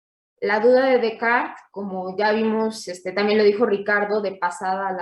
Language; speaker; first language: Spanish; native; Spanish